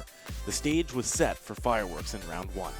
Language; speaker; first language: English; native; English